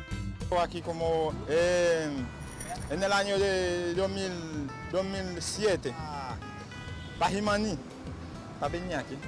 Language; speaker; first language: Spanish; non-native, learner; Haitian Creole